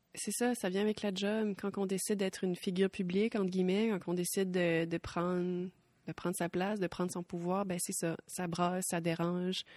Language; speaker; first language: French; native; French